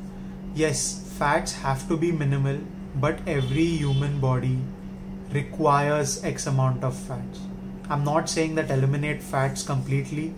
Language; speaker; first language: English; non-native, local second language; Hindi